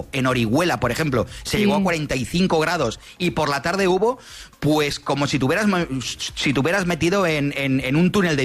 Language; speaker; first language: Spanish; native; Spanish